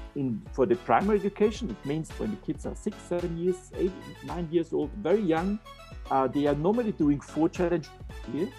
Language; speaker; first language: English; non-native, fluent; German